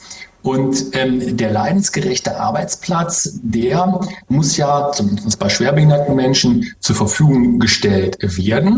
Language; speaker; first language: German; native; German